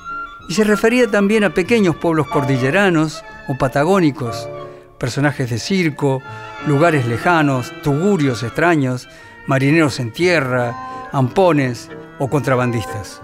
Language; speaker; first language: Spanish; native; Spanish